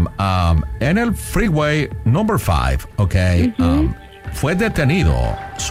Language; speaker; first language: Spanish; non-native, local second language; English